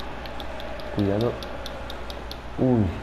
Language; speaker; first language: Spanish; native; Spanish